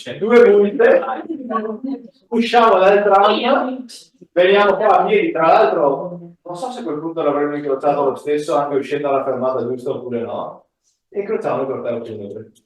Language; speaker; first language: Italian; native; Italian